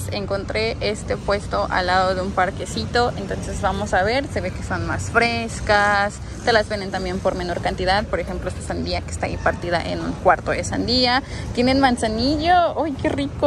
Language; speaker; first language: Spanish; native; Spanish